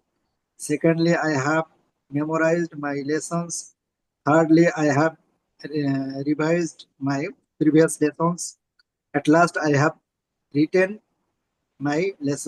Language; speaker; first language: English; non-native, learner; Bangla